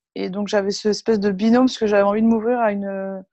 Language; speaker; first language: French; native; French